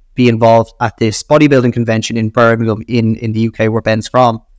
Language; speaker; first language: English; native; English